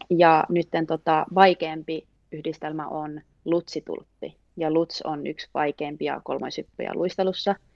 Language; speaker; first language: Finnish; native; Finnish